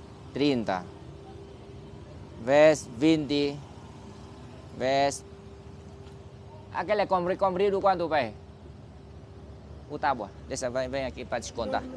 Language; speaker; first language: Portuguese; non-native, learner; Vietnamese